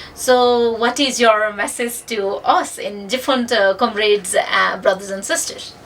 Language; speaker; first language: English; non-native, fluent; Nepali